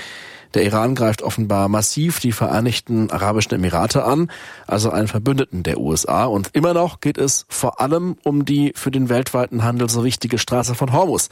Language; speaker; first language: German; native; German